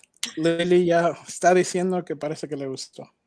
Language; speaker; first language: Spanish; non-native, learner; English